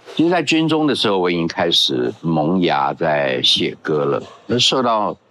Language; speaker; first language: Chinese; non-native, local second language; Hakka Chinese